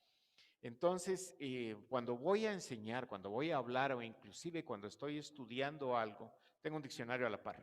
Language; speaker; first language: Spanish; native; Spanish